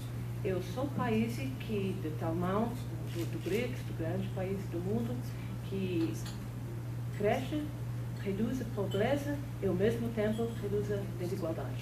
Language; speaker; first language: Portuguese; non-native, fluent; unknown